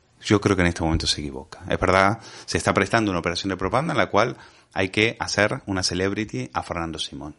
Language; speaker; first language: Spanish; native; Spanish